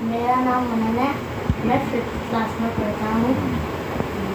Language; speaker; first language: Hindi; native; Hindi